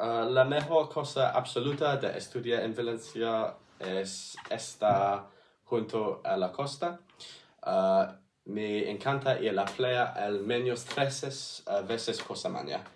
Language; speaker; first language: Spanish; non-native, learner; English